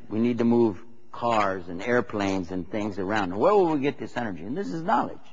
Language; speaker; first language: English; native; English